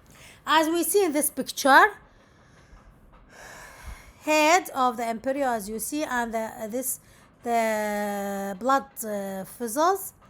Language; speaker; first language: English; non-native, local second language; Arabic